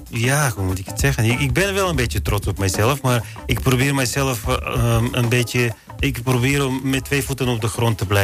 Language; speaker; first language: Dutch; non-native, fluent; Bulgarian